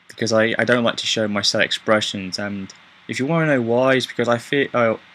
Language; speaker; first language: English; native; English